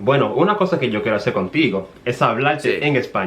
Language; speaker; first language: Spanish; non-native, fluent; English